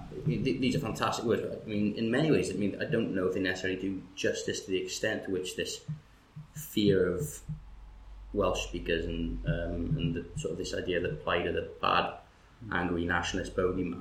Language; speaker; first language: English; native; English